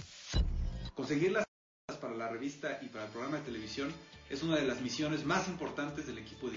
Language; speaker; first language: Spanish; native; Spanish